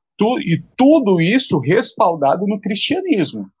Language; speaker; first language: Portuguese; native; Portuguese